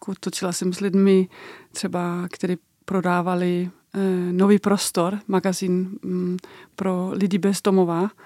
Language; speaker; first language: Czech; non-native, fluent; Danish